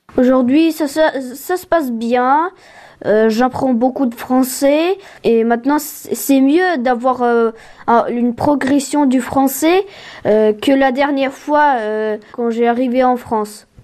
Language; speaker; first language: French; early bilingual, other home language; Ukrainian